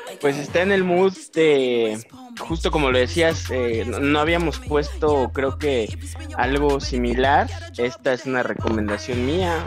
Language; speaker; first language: Spanish; native; Spanish